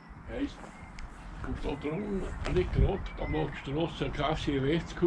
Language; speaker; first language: German; native; German